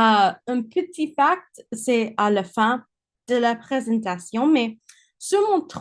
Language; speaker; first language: French; non-native, learner; English